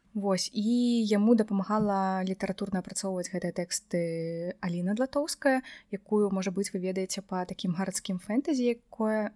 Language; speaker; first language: Belarusian; non-native, local second language; Russian